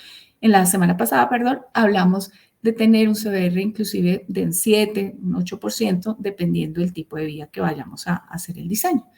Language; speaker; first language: Spanish; native; Spanish